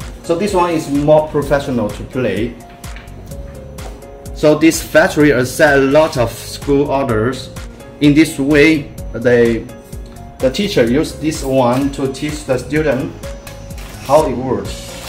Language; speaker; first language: English; non-native, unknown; Chinese